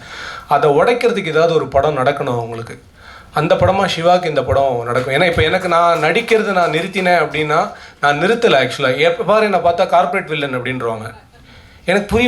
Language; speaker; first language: Tamil; native; Tamil